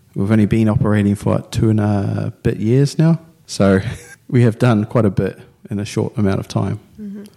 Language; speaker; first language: English; native; English